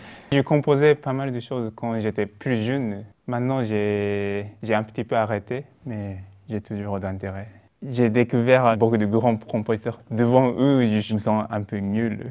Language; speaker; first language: French; non-native, fluent; Japanese